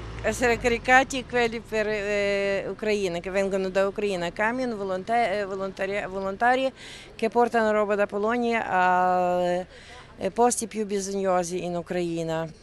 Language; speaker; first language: Italian; non-native, fluent; Ukrainian